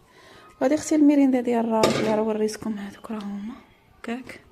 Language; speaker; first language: Arabic; native; Arabic